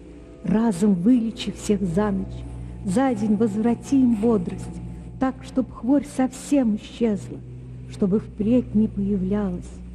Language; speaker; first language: Russian; native; Russian